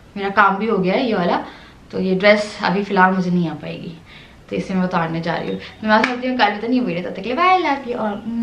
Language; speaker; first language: Hindi; native; Hindi